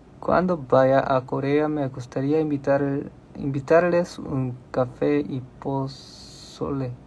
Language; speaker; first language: Spanish; non-native, learner; Korean